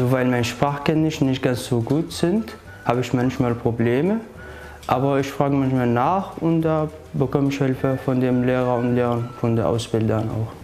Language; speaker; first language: German; non-native, learner; Arabic